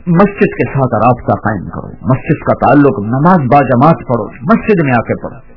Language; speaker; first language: Urdu; non-native, local second language; Punjabi